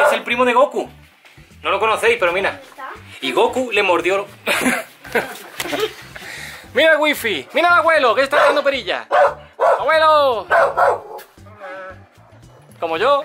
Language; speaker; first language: Spanish; native; Spanish